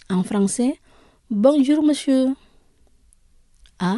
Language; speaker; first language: French; non-native, fluent; Indonesian